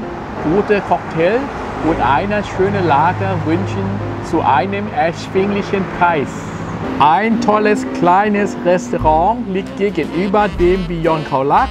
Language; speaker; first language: German; non-native, learner; Thai